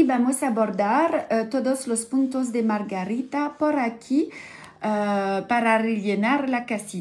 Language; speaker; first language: Spanish; non-native, learner; French